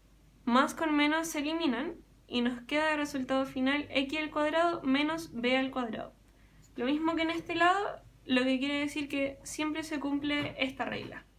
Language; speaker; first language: Spanish; native; Spanish